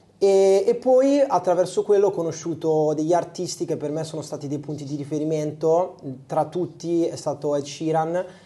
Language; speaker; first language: Italian; native; Italian